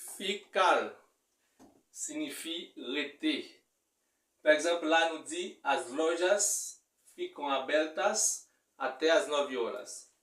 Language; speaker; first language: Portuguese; non-native, fluent; Haitian Creole